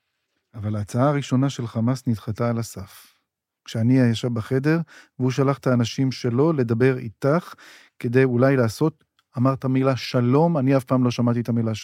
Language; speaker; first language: Hebrew; native; Hebrew